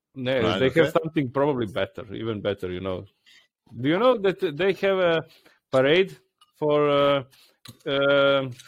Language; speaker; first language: English; non-native, learner; Croatian